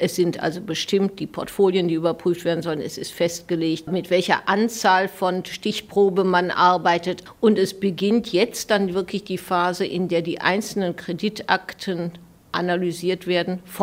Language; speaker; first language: German; native; German